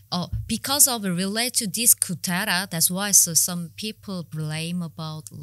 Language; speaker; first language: English; non-native, learner; Korean